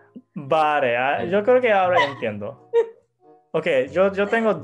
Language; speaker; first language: Spanish; non-native, learner; Japanese